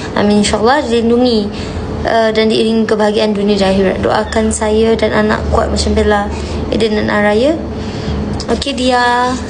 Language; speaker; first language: Malay; native; Malay